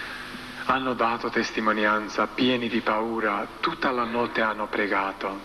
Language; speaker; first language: Italian; non-native, fluent; Croatian